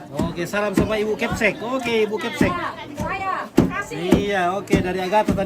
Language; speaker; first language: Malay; non-native, local second language; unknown